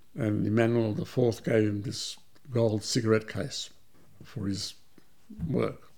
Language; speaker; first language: English; early bilingual, other home language; Serbian